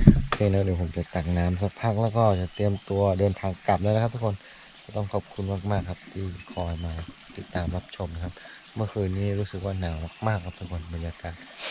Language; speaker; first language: Thai; non-native, local second language; Karen languages